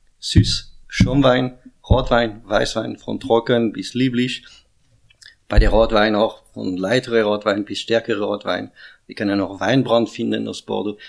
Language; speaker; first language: German; non-native, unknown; French